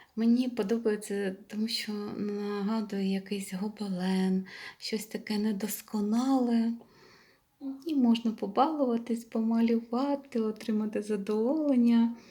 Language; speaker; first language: Ukrainian; non-native, local second language; Russian